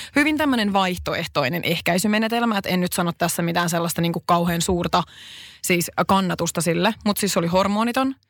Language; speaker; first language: Finnish; native; Finnish